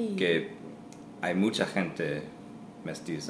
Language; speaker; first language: Spanish; non-native, fluent; English